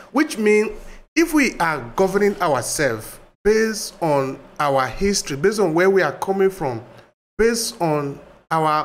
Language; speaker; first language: English; non-native, local second language; Bini